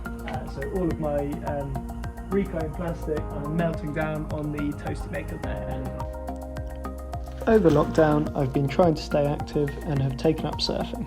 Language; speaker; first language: English; native; English